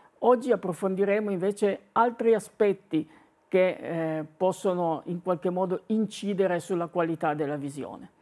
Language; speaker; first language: Italian; native; Italian